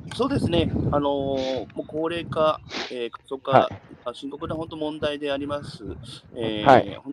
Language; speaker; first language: Japanese; native; Japanese